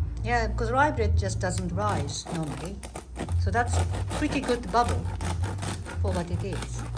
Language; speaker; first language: English; non-native, fluent; Japanese